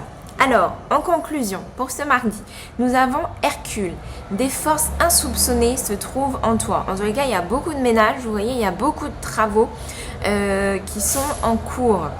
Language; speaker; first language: French; native; French